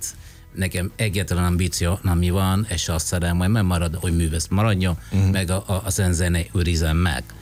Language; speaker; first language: Hungarian; non-native, learner; Italian